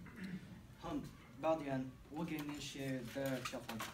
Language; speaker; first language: Chinese; non-native, learner; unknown